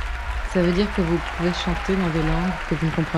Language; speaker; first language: French; native; French